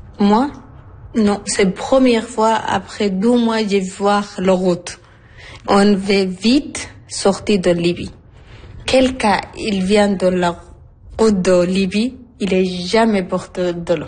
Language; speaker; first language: French; non-native, learner; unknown